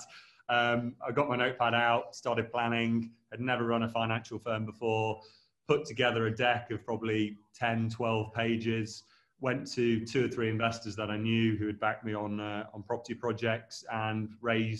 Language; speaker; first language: English; native; English